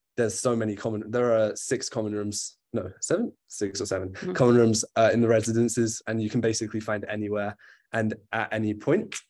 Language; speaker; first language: English; native; English